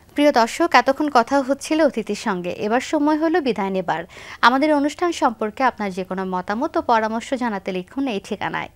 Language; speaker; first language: Bangla; native; Bangla